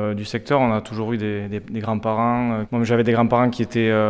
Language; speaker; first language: French; native; French